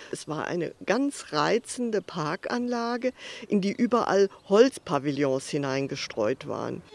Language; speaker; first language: German; native; German